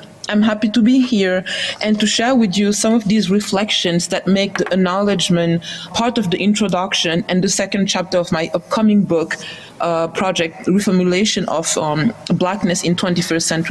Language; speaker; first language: English; non-native, fluent; Wolof